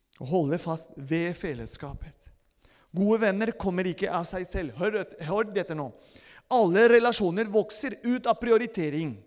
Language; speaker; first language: Norwegian; non-native, fluent; Spanish